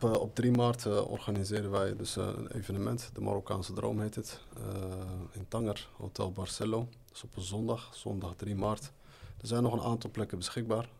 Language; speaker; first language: Dutch; early bilingual, other home language; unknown